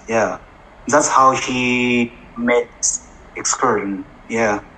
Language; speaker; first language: English; non-native, fluent; Japanese